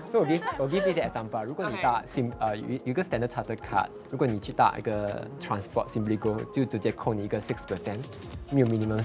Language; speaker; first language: Chinese; native; Chinese